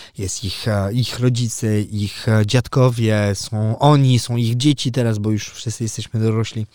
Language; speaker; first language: Polish; early bilingual, heritage; Polish